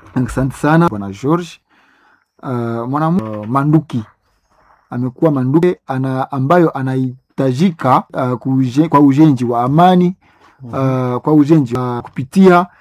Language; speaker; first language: Swahili; non-native, local second language; Nande